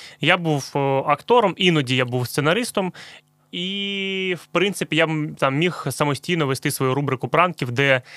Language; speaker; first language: Ukrainian; non-native, local second language; Russian